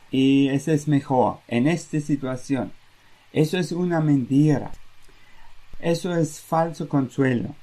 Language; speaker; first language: Spanish; non-native, fluent; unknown